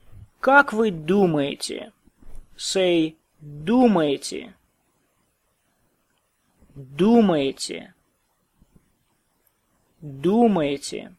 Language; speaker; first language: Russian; non-native, fluent; English